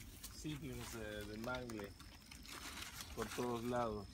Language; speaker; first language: Spanish; native; Spanish